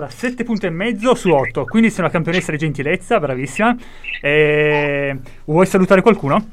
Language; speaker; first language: Italian; native; Italian